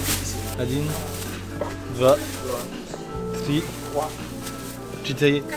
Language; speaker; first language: Russian; non-native, learner; French